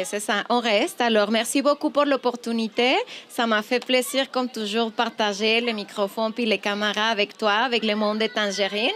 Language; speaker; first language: French; non-native, fluent; Spanish